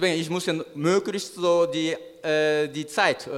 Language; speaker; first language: German; non-native, learner; Japanese